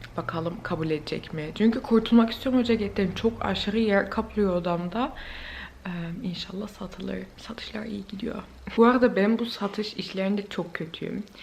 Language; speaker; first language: Turkish; early bilingual, heritage; Turkish